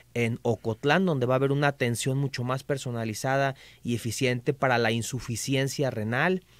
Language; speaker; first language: Spanish; native; Spanish